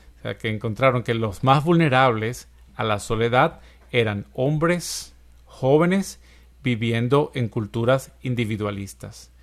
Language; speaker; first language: Spanish; native; Spanish